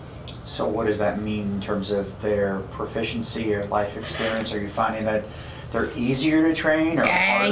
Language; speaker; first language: English; native; English